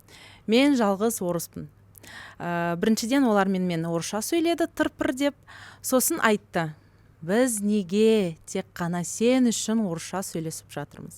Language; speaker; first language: Kazakh; non-native, local second language; Russian